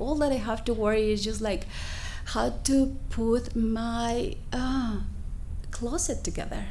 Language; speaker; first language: English; non-native, fluent; Spanish